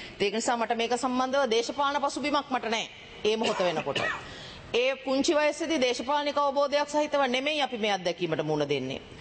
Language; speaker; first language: Sinhala; non-native, local second language; Tamil